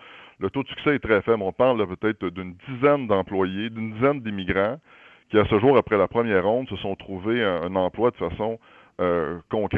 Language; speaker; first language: French; native; French